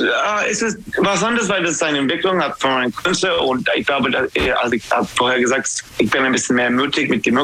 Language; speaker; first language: German; non-native, fluent; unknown